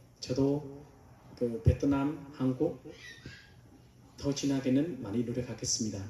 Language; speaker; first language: Korean; non-native, learner; Vietnamese